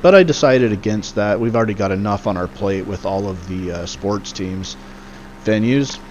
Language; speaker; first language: English; native; English